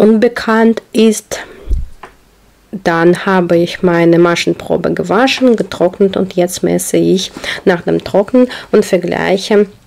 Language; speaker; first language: German; non-native, learner; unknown